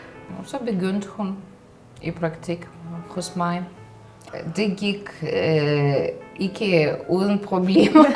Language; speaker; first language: Danish; non-native, fluent; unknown